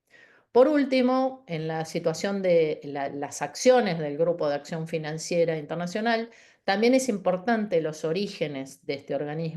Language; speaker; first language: Spanish; native; Spanish